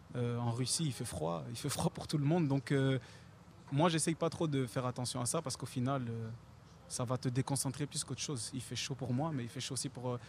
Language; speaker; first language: French; native; French